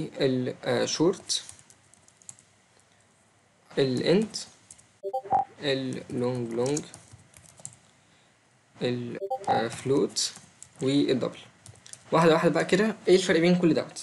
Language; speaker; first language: Arabic; native; Arabic